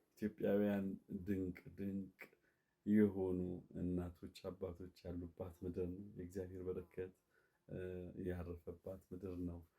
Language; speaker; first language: Amharic; native; Amharic